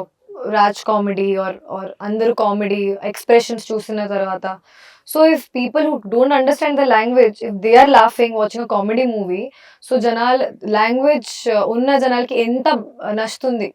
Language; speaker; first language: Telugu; non-native, fluent; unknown